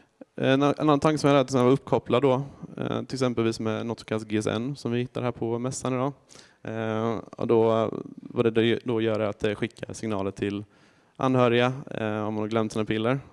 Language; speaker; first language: Swedish; native; Swedish